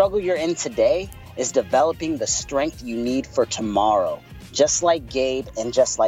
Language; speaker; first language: English; non-native, fluent; Spanish